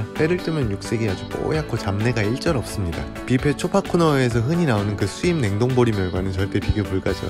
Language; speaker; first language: Korean; native; Korean